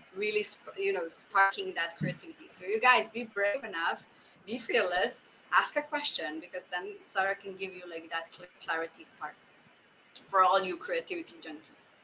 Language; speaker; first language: English; non-native, fluent; Slovenian